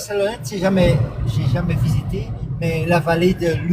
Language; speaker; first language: French; non-native, fluent; Dutch